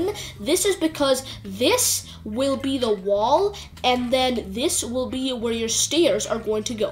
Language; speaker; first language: English; native; English